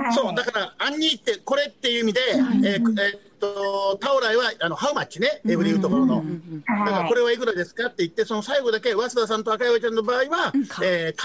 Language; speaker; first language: Japanese; native; Japanese